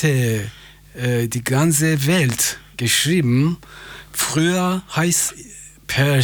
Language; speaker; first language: German; non-native, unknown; Persian